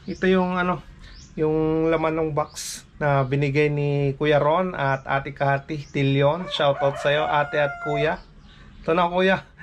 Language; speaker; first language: Filipino; non-native, local second language; Pangasinan